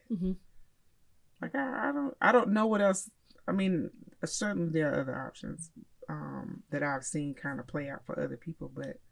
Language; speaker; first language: English; native; English